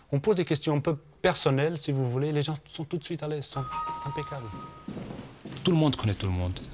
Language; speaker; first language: French; non-native, fluent; Portuguese